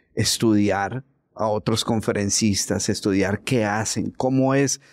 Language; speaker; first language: Spanish; native; Spanish